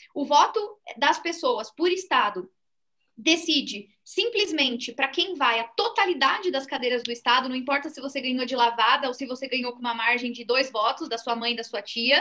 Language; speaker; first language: Portuguese; native; Portuguese